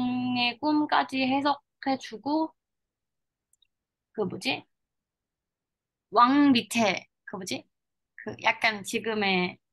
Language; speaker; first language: Korean; non-native, learner; Chinese